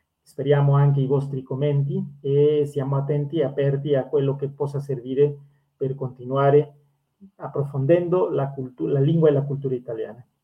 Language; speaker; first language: Italian; non-native, fluent; Spanish